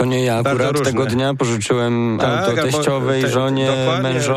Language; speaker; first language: Polish; native; Polish